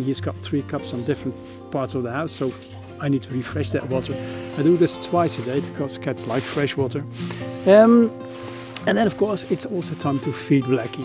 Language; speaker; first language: English; non-native, fluent; Dutch